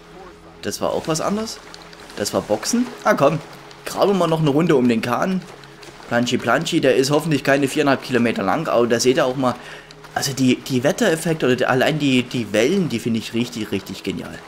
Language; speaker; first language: German; native; German